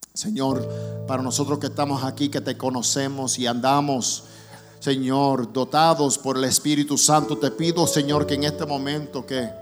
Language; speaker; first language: Spanish; early bilingual, heritage; Spanish